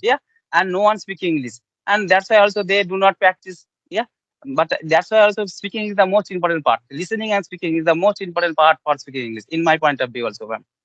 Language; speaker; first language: English; non-native, learner; Bangla